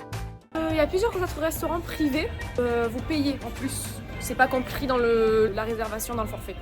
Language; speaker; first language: French; native; French